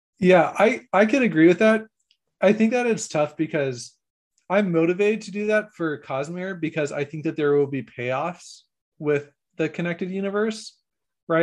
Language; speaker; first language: English; native; English